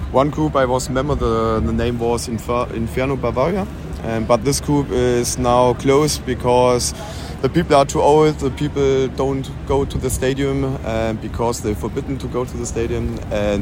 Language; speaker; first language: English; non-native, learner; German